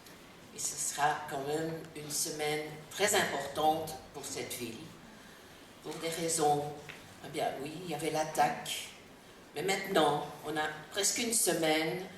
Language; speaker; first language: French; non-native, fluent; Dutch